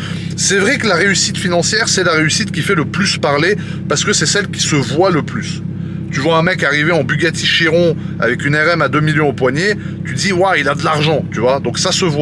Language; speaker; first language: French; native; French